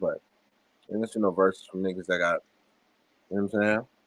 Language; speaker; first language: English; native; English